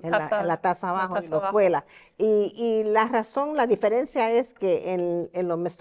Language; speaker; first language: Spanish; early bilingual, heritage; Spanish